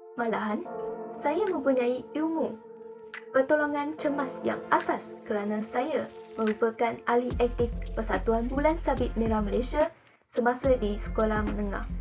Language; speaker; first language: Malay; non-native, local second language; Chinese